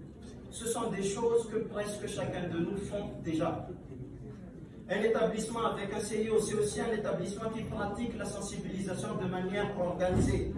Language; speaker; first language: French; non-native, local second language; Malagasy